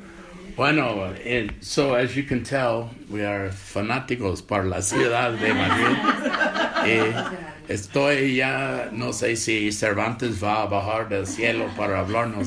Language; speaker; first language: Spanish; non-native, fluent; English